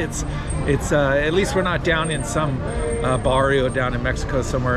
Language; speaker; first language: English; native; English